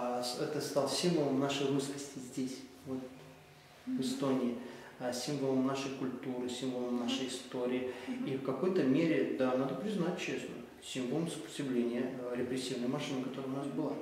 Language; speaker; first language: Russian; native; Russian